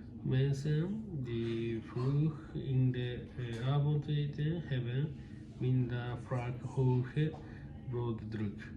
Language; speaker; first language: Dutch; non-native, learner; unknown